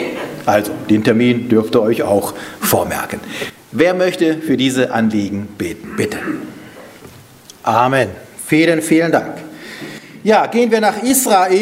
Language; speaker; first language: German; native; German